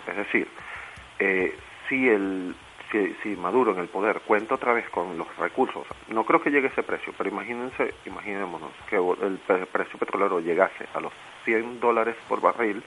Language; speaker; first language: Spanish; native; Spanish